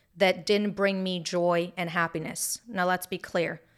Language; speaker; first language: English; early bilingual, other home language; Hebrew